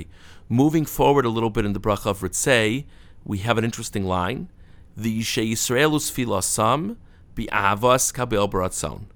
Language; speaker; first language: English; native; English